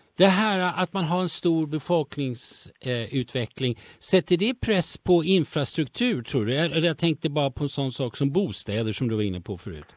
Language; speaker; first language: Swedish; native; Swedish